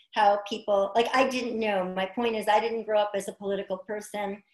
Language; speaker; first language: English; native; English